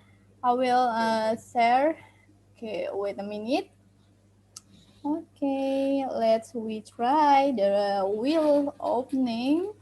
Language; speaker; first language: English; non-native, learner; Indonesian